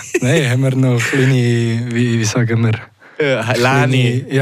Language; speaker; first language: German; non-native, local second language; French